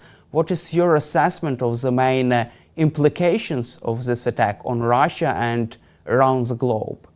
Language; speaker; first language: English; non-native, fluent; Ukrainian